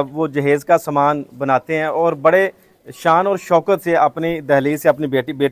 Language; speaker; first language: Hindi; non-native, local second language; Punjabi